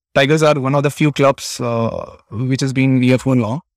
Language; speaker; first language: English; non-native, local second language; Tamil